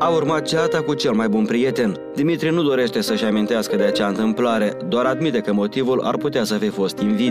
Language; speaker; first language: Romanian; native; Romanian